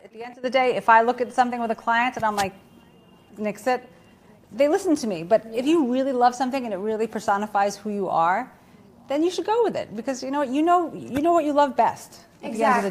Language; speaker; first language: English; native; English